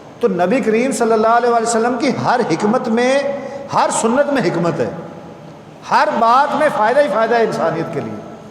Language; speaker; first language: Urdu; non-native, local second language; Punjabi